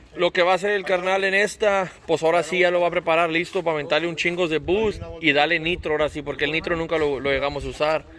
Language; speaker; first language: Spanish; early bilingual, other home language; English